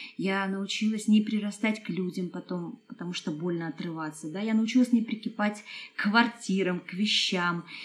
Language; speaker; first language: Russian; native; Russian